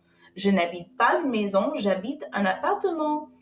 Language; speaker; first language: French; non-native, fluent; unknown